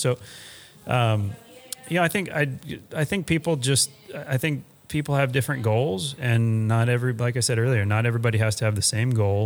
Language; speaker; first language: English; native; English